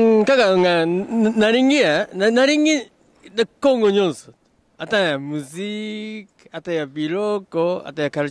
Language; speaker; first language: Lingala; non-native, fluent; Japanese